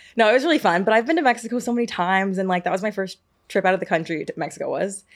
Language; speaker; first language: English; native; English